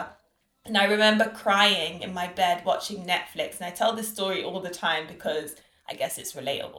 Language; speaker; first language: English; native; English